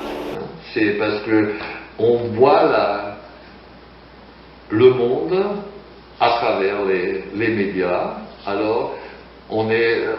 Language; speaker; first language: French; non-native, fluent; German